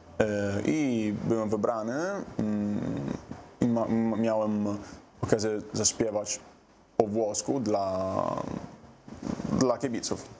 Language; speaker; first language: Polish; non-native, learner; Italian